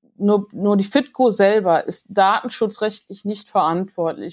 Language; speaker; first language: German; native; German